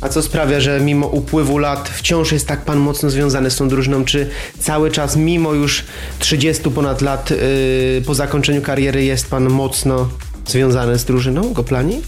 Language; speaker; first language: Polish; native; Polish